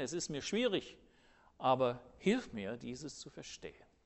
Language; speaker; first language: German; non-native, fluent; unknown